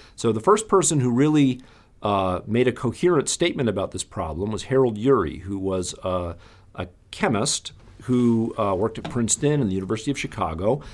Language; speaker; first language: English; native; English